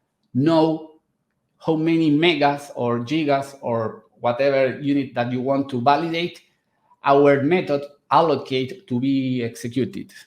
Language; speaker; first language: English; non-native, fluent; Spanish